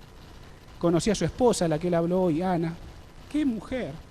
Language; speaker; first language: Spanish; native; Spanish